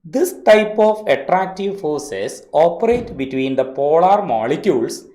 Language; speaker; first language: English; non-native, local second language; Malayalam